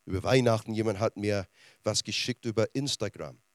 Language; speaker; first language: German; non-native, fluent; English